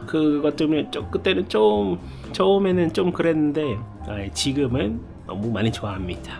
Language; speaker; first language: Korean; non-native, fluent; Malay